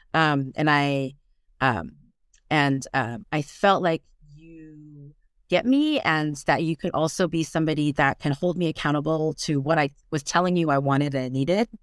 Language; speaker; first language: English; native; English